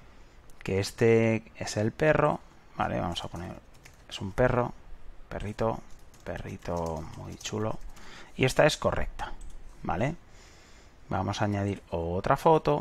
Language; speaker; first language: Spanish; native; Spanish